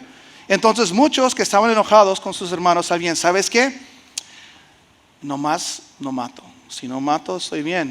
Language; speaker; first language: Spanish; early bilingual, heritage; Spanish